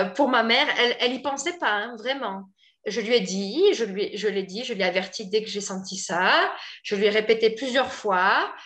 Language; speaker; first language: French; native; French